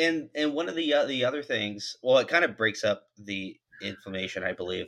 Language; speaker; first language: English; native; English